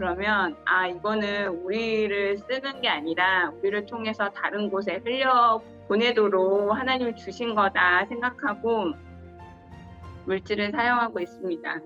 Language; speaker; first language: Korean; native; Korean